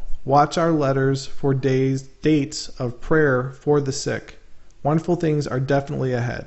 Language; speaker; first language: English; native; English